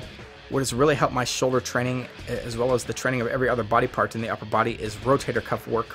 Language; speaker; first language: English; native; English